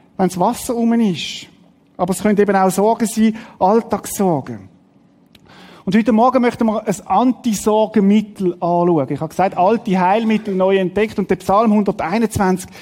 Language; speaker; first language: German; native; German